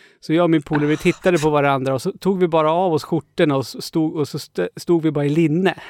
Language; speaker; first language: Swedish; native; Swedish